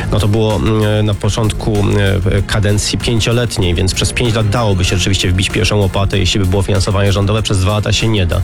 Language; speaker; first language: Polish; native; Polish